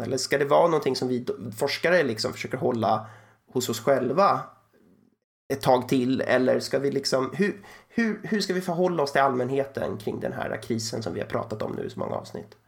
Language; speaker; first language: Swedish; native; Swedish